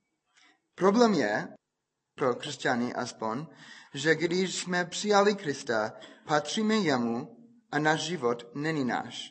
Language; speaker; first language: Czech; non-native, fluent; English